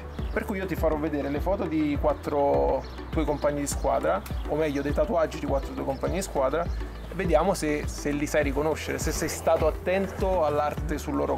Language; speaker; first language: Italian; native; Italian